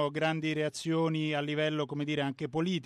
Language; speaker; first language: Italian; native; Italian